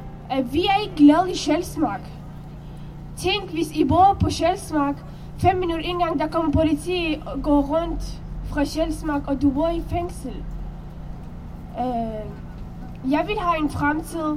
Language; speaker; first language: Danish; non-native, learner; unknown